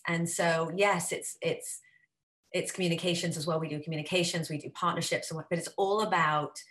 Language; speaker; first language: English; native; English